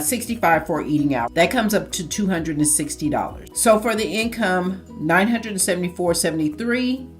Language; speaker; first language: English; native; English